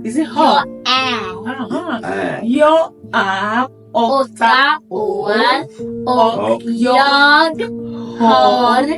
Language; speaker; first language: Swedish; non-native, learner; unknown